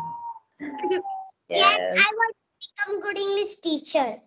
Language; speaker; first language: English; non-native, local second language; Marathi